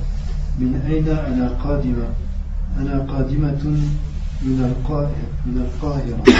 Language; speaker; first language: Arabic; non-native, learner; French